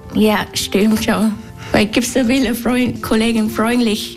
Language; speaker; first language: German; non-native, learner; Vietnamese